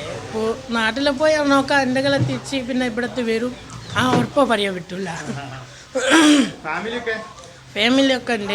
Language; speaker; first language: Malayalam; non-native, local second language; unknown